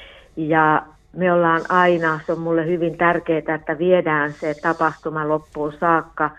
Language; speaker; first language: Finnish; native; Finnish